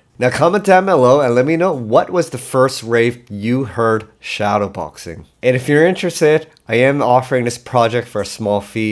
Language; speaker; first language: English; native; English